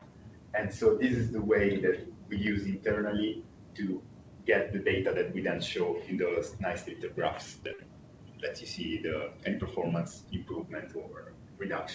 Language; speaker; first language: English; non-native, fluent; Italian